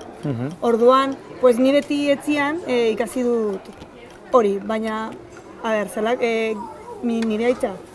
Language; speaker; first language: Basque; non-native, local second language; Spanish